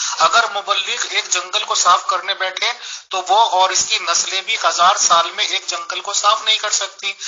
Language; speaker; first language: Urdu; non-native, local second language; Hindi